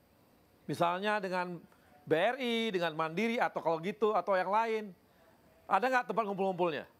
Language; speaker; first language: Indonesian; native; Indonesian